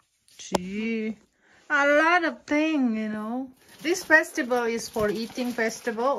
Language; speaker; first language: English; non-native, local second language; Bodo